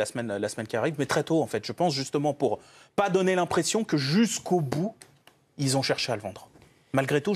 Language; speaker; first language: French; native; French